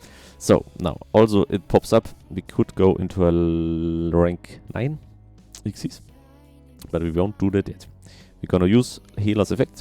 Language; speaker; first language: English; non-native, fluent; German